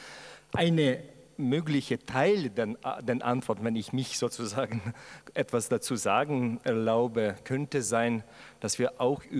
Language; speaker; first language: German; non-native, fluent; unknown